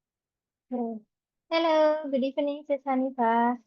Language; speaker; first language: English; non-native, fluent; Indonesian